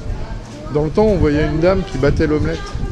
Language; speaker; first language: French; native; French